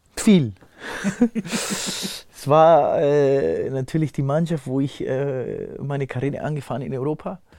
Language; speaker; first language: German; non-native, fluent; Spanish